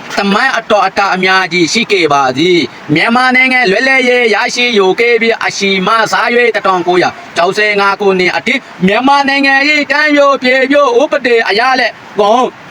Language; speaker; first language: Burmese; non-native, local second language; Rohingya